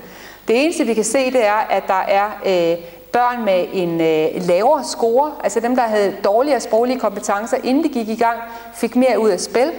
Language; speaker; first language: Danish; native; Danish